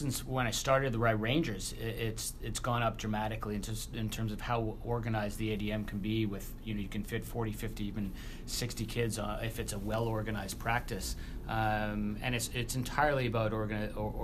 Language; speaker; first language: English; native; English